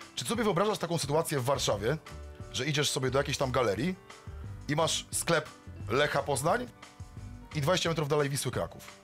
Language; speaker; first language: Polish; native; Polish